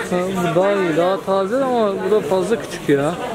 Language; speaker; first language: Turkish; native; Turkish